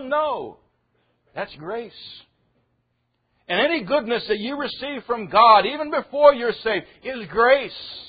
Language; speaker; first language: English; native; English